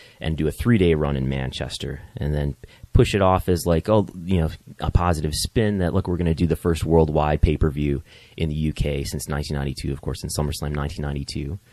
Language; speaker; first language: English; native; English